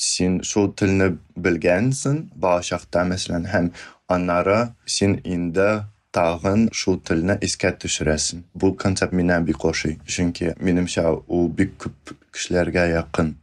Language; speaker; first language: Tatar; non-native, fluent; Russian